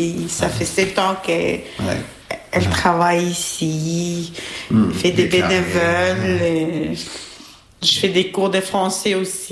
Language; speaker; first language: French; non-native, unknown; Albanian